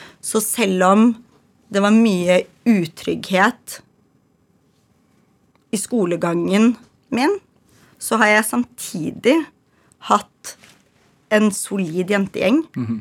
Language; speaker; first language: Norwegian; early bilingual, other home language; Ukrainian